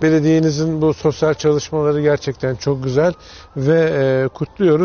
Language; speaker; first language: Turkish; native; Turkish